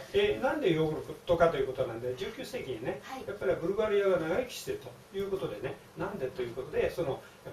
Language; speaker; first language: Japanese; native; Japanese